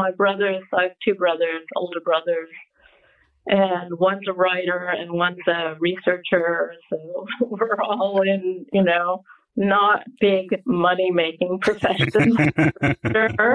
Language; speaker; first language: English; native; English